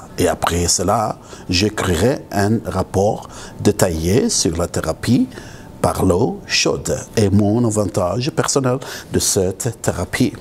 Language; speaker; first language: French; non-native, local second language; Arabic